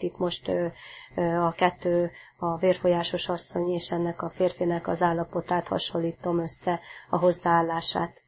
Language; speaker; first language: Hungarian; native; Hungarian